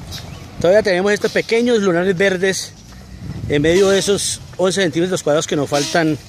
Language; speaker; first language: Spanish; native; Spanish